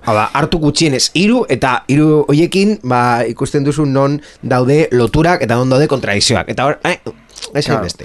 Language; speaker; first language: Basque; non-native, local second language; Spanish